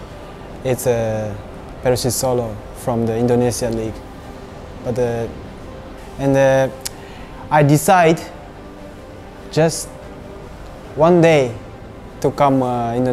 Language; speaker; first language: English; non-native, learner; Japanese